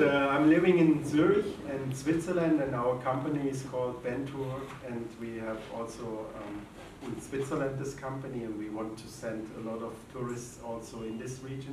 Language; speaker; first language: English; non-native, fluent; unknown